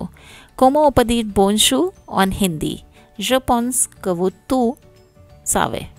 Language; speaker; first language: French; non-native, learner; Hindi